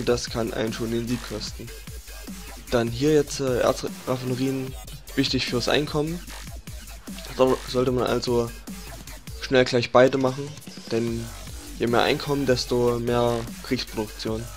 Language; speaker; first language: German; native; German